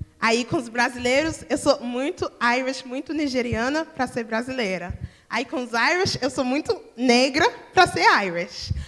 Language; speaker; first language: Portuguese; early bilingual, heritage; Portuguese